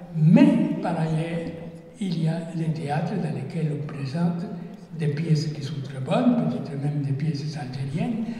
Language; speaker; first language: French; non-native, fluent; Spanish